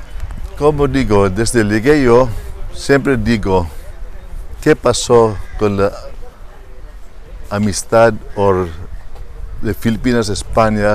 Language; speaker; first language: Spanish; non-native, fluent; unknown